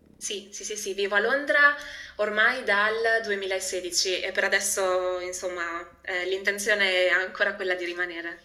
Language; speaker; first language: Italian; early bilingual, other home language; Albanian